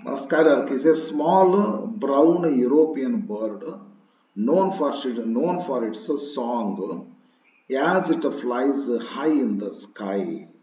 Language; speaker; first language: English; non-native, local second language; Kannada